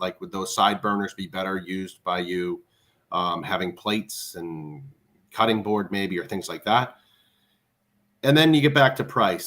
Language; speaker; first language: English; native; English